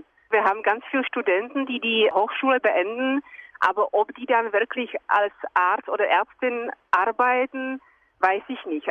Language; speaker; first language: German; non-native, fluent; Czech